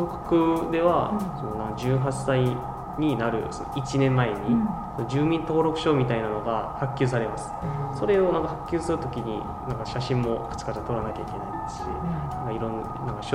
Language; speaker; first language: Japanese; non-native, fluent; Korean